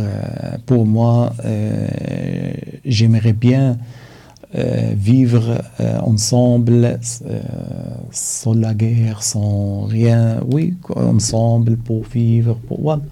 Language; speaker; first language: French; non-native, learner; Arabic